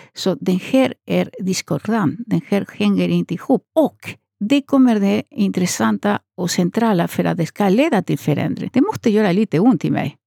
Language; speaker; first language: Swedish; non-native, fluent; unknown